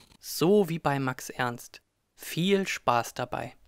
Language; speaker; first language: German; native; German